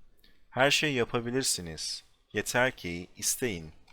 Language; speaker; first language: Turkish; non-native, fluent; English